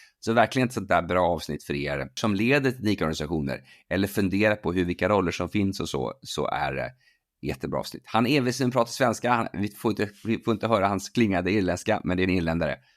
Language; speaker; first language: Swedish; native; Swedish